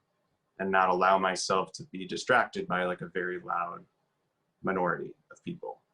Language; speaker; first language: English; native; English